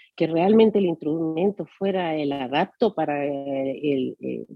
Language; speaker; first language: Spanish; native; Spanish